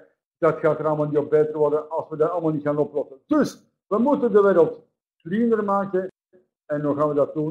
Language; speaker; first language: Dutch; native; Dutch